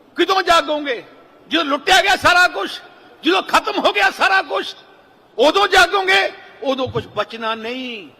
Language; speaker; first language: Punjabi; native; Punjabi